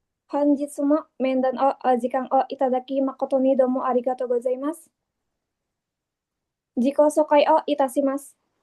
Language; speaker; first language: Japanese; non-native, learner; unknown